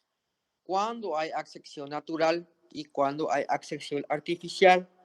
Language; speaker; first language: Spanish; native; Spanish